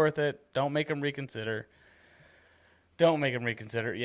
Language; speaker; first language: English; native; English